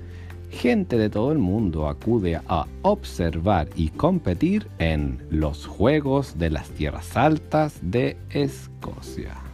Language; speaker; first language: Spanish; native; Spanish